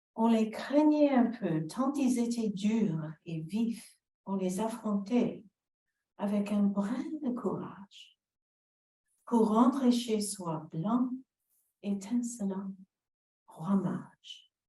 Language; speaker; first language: French; non-native, fluent; English